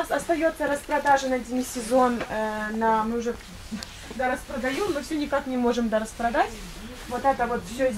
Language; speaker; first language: Russian; native; Russian